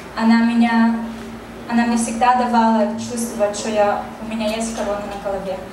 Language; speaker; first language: Russian; native; Russian